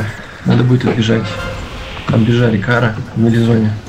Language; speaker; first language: Russian; native; Russian